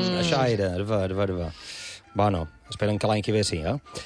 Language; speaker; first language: Catalan; native; Catalan